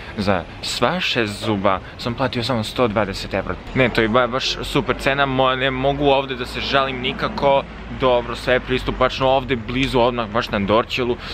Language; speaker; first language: Serbian; early bilingual, heritage; Serbian